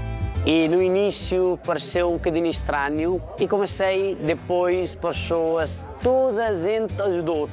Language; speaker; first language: Portuguese; non-native, fluent; Nepali